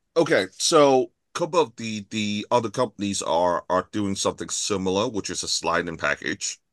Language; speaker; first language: English; non-native, local second language; Cantonese